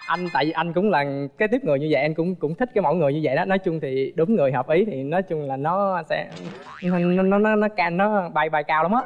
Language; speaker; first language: Vietnamese; native; Vietnamese